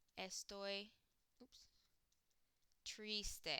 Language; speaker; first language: Spanish; non-native, fluent; English